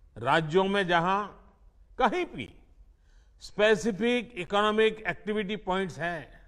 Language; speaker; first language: Hindi; non-native, local second language; Gujarati